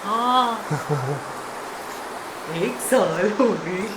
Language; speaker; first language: Hindi; non-native, local second language; Malayalam